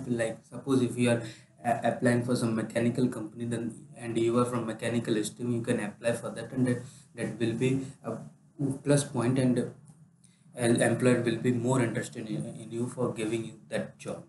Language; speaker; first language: English; non-native, local second language; Hindi